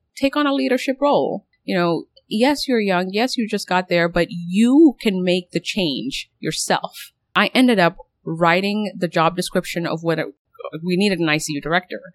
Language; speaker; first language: English; early bilingual, other home language; Somali